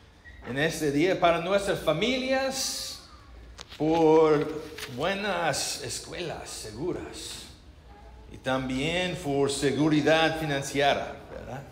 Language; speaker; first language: Spanish; non-native, learner; English